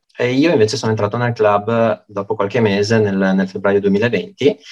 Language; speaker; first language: Italian; native; Italian